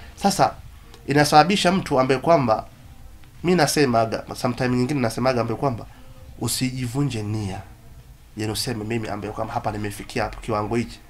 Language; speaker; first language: Swahili; non-native, local second language; Somali